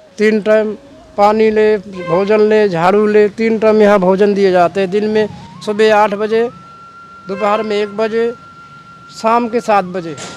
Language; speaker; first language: Hindi; native; Hindi